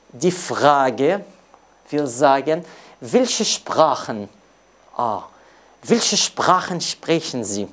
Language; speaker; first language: German; non-native, fluent; Arabic